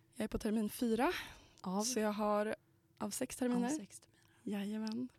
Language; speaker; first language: Swedish; native; Swedish